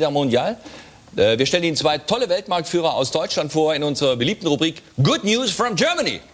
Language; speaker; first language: German; native; German